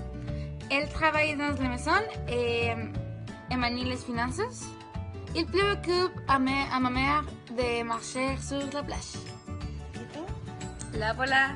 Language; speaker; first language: French; non-native, learner; Spanish